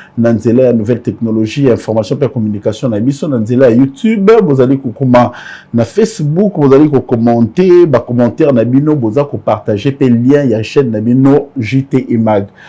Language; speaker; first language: Lingala; native; Lingala